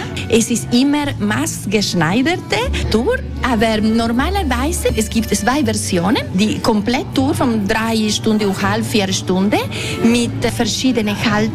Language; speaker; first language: German; non-native, local second language; Italian